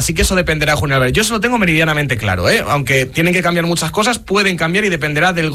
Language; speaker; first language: Spanish; native; Spanish